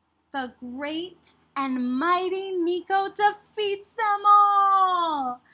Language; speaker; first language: English; native; English